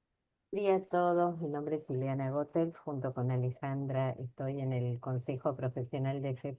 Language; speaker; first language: Spanish; native; Spanish